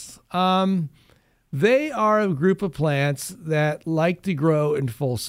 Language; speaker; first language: English; native; English